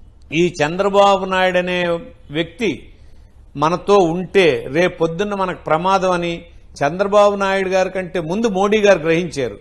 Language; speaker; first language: Telugu; native; Telugu